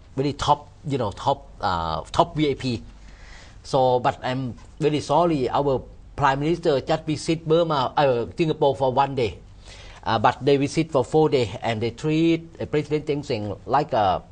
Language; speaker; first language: English; non-native, learner; Thai